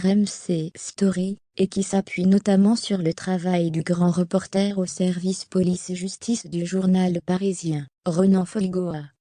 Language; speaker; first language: French; native; French